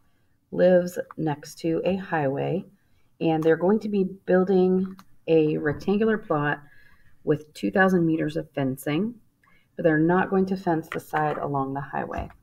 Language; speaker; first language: English; native; English